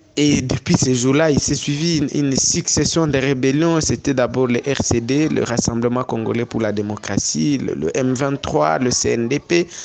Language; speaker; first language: French; non-native, local second language; Swahili